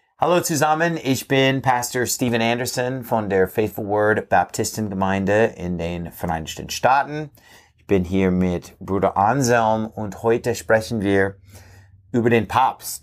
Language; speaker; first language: German; non-native, fluent; English